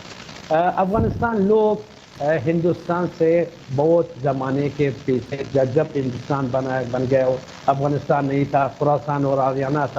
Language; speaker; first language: Hindi; non-native, fluent; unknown